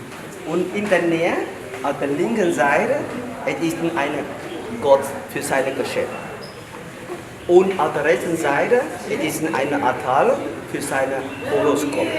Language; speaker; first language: German; non-native, learner; Vietnamese